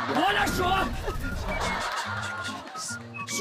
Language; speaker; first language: Chinese; native; Chinese